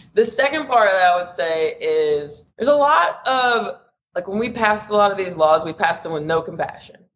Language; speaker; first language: English; native; English